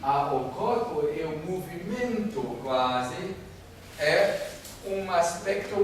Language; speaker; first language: Portuguese; non-native, fluent; German